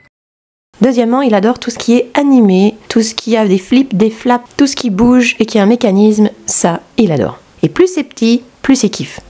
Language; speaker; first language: French; native; French